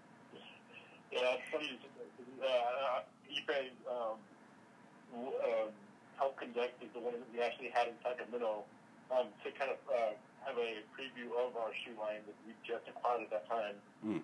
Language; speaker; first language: English; non-native, local second language; Igbo